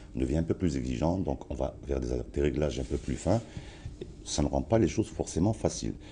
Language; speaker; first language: French; non-native, local second language; Arabic